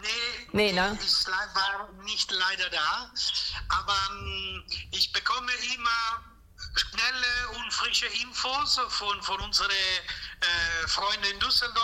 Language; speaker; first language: German; non-native, fluent; Italian